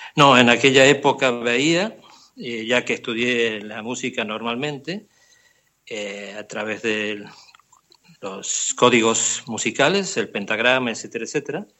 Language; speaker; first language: Spanish; native; Spanish